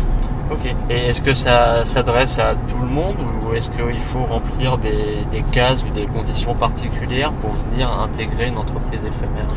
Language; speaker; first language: French; native; French